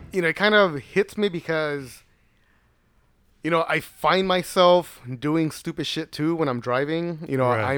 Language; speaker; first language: English; early bilingual, other home language; Spanish